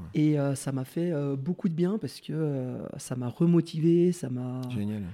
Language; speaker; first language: French; native; French